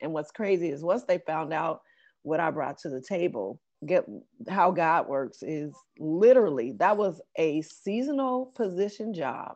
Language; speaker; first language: English; native; English